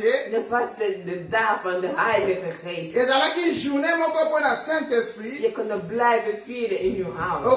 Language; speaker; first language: Dutch; non-native, learner; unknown